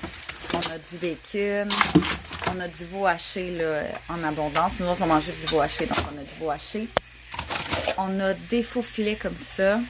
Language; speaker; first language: French; native; French